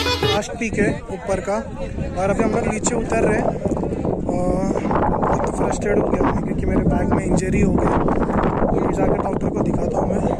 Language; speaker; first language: Hindi; native; Hindi